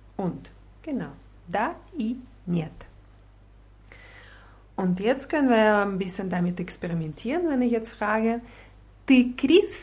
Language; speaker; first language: German; non-native, fluent; Russian